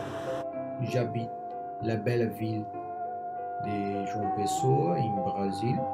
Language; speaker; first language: French; non-native, learner; Portuguese